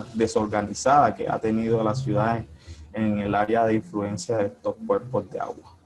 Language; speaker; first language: Spanish; native; Spanish